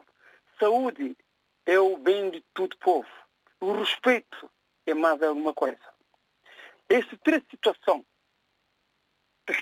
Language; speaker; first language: Portuguese; non-native, local second language; Kabuverdianu